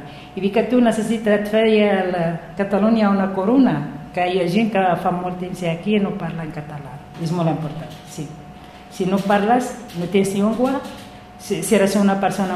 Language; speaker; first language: Catalan; non-native, learner; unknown